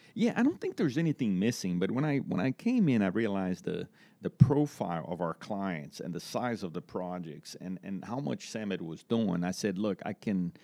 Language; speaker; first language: English; non-native, fluent; Portuguese